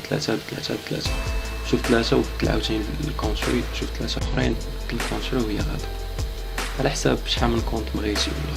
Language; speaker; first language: Arabic; native; Arabic